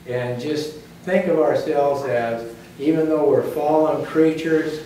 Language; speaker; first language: English; native; English